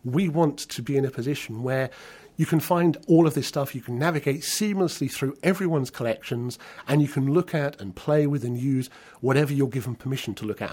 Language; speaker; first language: English; native; English